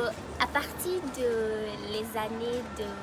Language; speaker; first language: French; non-native, fluent; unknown